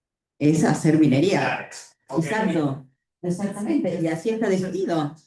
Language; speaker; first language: Spanish; native; Spanish